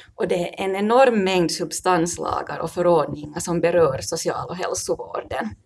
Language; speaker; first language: Swedish; native; Swedish